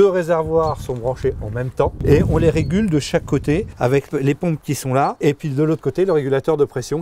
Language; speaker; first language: French; native; French